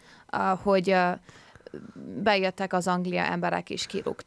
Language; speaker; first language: Hungarian; early bilingual, heritage; English